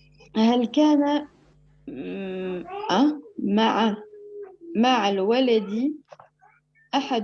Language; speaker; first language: Arabic; non-native, learner; French